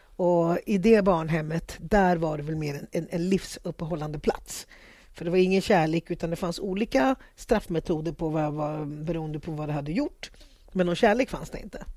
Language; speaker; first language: Swedish; early bilingual, other home language; Spanish